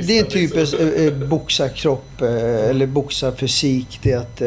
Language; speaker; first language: Swedish; early bilingual, other home language; Arabic